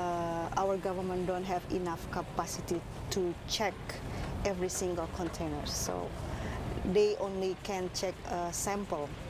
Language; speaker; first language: English; non-native, fluent; Indonesian